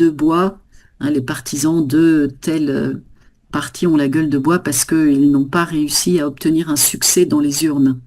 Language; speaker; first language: French; native; French